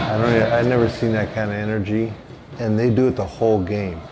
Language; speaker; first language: English; native; English